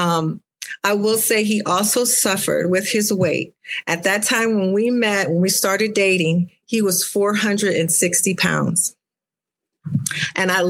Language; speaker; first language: English; native; English